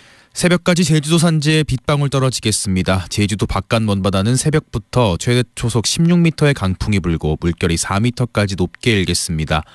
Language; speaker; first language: Korean; native; Korean